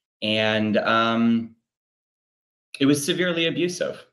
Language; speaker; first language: English; native; English